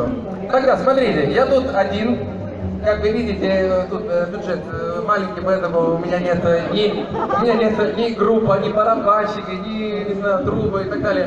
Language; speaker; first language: Russian; non-native, fluent; Italian